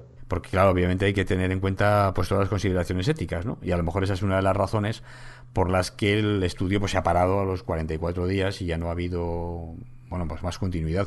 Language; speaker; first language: Spanish; native; Spanish